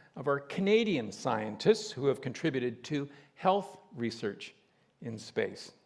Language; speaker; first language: English; native; English